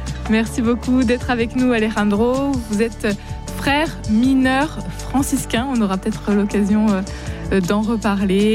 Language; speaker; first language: French; native; French